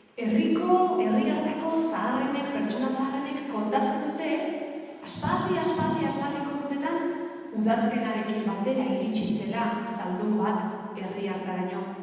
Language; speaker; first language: Basque; native; Basque